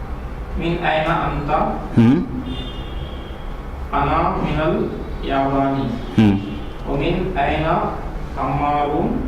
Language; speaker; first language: Arabic; non-native, learner; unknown